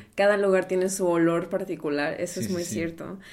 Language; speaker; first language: Spanish; native; Spanish